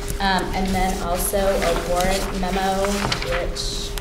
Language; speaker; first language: English; native; English